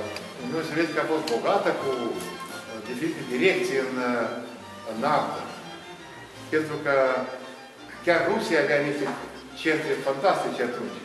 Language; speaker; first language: Romanian; non-native, local second language; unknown